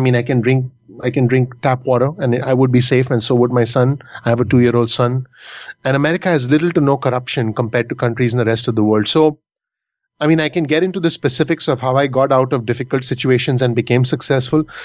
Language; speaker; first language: English; non-native, local second language; Hindi